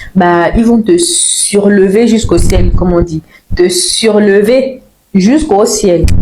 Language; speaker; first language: French; native; French